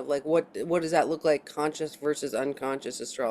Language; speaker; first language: English; native; English